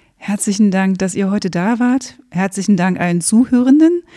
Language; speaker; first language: German; native; German